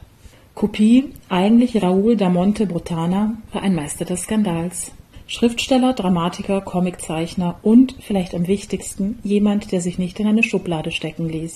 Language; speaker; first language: German; native; German